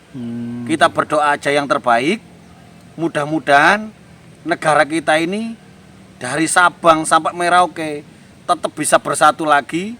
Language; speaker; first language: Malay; non-native, local second language; Javanese